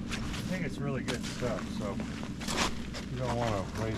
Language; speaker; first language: English; native; English